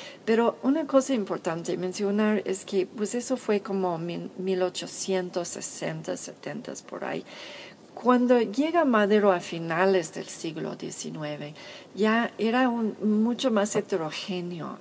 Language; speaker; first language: Spanish; non-native, fluent; English